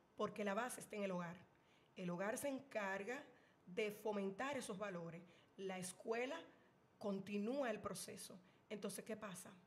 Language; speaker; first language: Spanish; native; Spanish